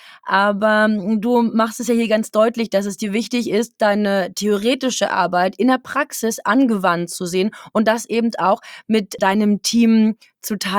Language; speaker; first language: German; native; German